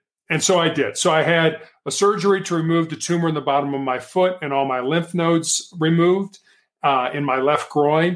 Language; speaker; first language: English; native; English